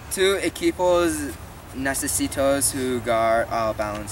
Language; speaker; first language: Spanish; non-native, learner; English